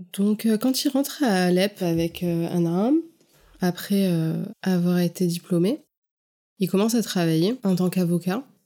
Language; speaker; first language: French; native; French